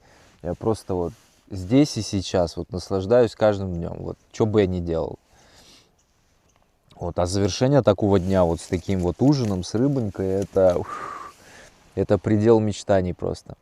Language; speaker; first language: Russian; native; Russian